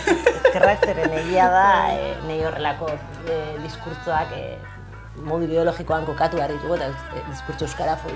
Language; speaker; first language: Basque; non-native, local second language; Spanish